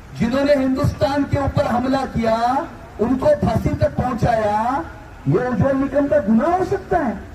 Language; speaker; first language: Hindi; non-native, local second language; Marathi